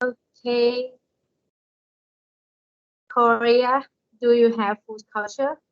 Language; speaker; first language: English; non-native, learner; Thai